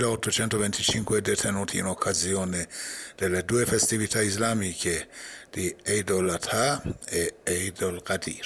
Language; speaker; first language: Italian; non-native, fluent; Persian